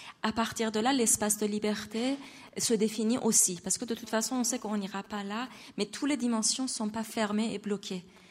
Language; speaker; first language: French; non-native, fluent; Persian